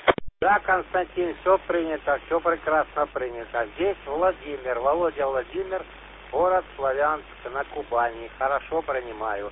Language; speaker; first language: Russian; native; Russian